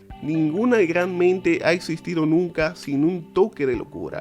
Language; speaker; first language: Spanish; native; Spanish